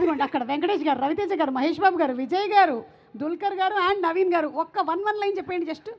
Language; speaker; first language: Telugu; native; Telugu